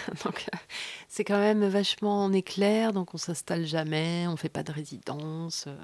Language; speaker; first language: French; native; French